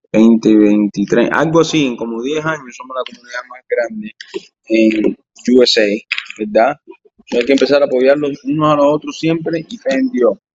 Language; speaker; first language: Spanish; early bilingual, heritage; Spanish